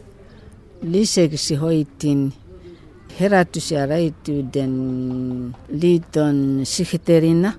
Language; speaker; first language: Finnish; non-native, fluent; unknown